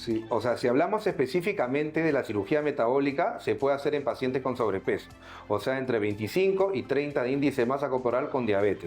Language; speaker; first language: Spanish; native; Spanish